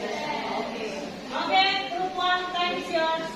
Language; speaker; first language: English; non-native, fluent; Indonesian